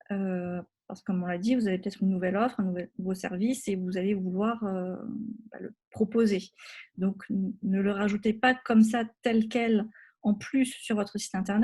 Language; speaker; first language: French; native; French